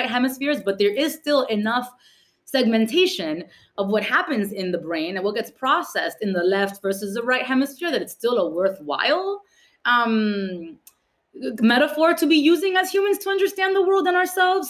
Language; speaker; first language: English; early bilingual, other home language; Spanish